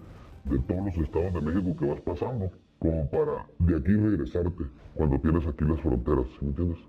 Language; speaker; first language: Spanish; native; Spanish